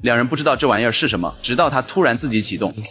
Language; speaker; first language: Chinese; native; Chinese